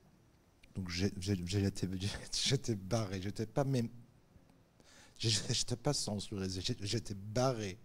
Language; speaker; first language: French; non-native, fluent; Persian